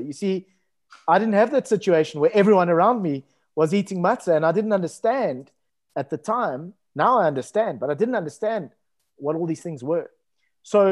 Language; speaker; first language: English; native; English